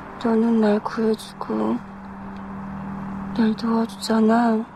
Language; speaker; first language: Korean; non-native, fluent; Chinese